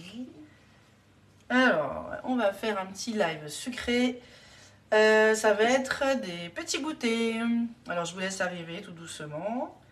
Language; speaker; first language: French; native; French